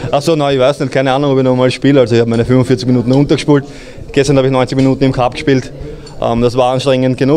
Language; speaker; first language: German; native; German